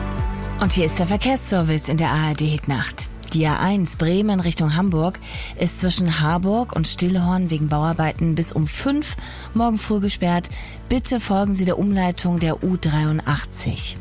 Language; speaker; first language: German; native; German